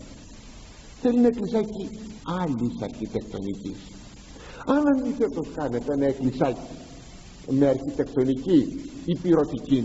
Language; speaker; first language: Greek; native; Greek